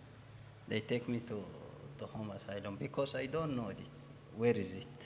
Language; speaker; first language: English; non-native, learner; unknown